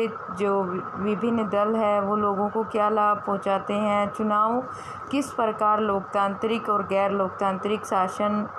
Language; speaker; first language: Hindi; native; Hindi